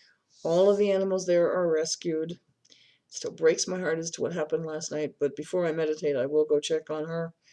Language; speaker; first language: English; native; English